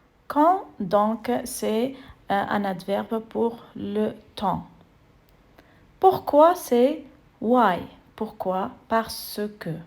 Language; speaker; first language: French; non-native, fluent; Arabic